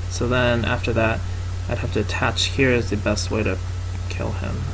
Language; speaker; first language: English; native; English